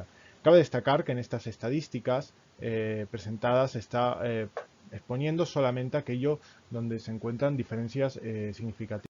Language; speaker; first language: Spanish; native; Spanish